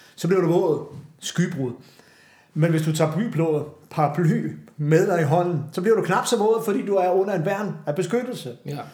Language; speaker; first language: Danish; native; Danish